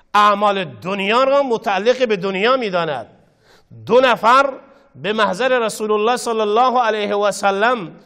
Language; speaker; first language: Persian; non-native, local second language; Baluchi